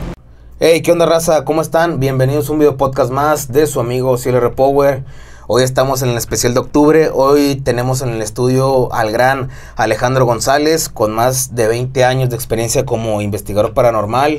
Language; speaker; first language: Spanish; native; Spanish